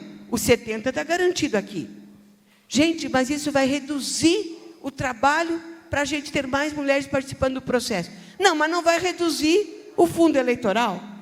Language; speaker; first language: Portuguese; native; Portuguese